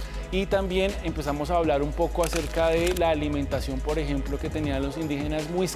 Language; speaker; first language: Spanish; native; Spanish